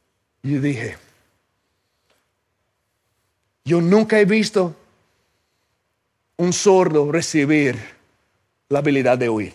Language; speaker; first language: Spanish; non-native, fluent; English